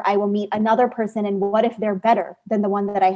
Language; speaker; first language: English; native; English